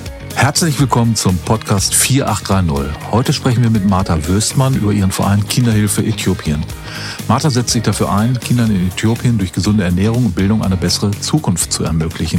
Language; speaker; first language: German; native; German